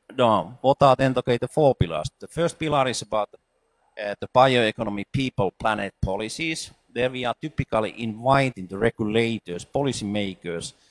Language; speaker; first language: English; non-native, fluent; Finnish